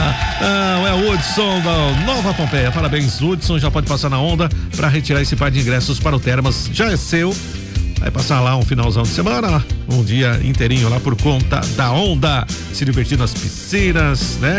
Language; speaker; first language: Portuguese; native; Portuguese